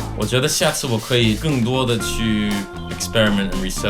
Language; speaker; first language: Chinese; non-native, local second language; English